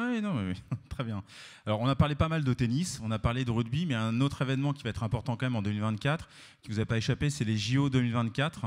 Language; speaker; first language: French; native; French